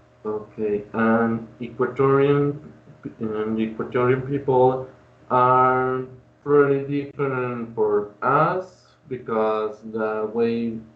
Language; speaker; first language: English; non-native, learner; Spanish